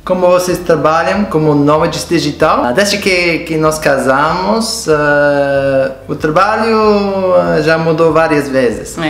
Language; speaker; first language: Portuguese; non-native, fluent; English